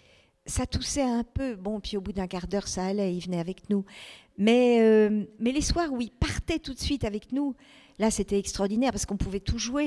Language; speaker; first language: French; native; French